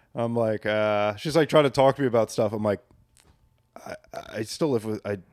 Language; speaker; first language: English; native; English